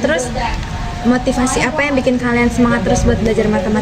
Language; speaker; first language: Indonesian; native; Indonesian